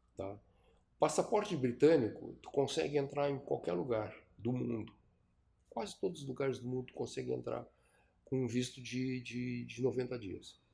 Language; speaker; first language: Portuguese; early bilingual, other home language; Chinese